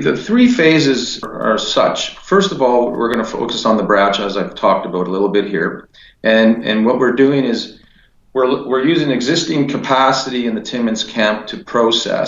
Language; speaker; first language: English; native; English